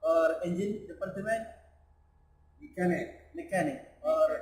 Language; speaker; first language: English; non-native, learner; Indonesian